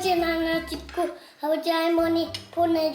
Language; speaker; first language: Korean; early bilingual, heritage; German